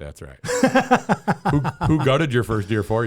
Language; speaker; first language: English; native; English